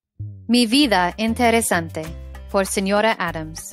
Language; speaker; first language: Spanish; non-native, fluent; English